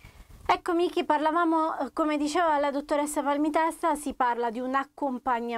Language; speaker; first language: Italian; native; Italian